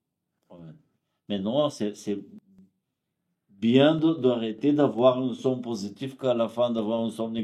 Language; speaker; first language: French; non-native, fluent; Bulgarian